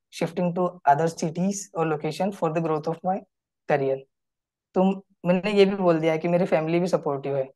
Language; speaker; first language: Hindi; native; Hindi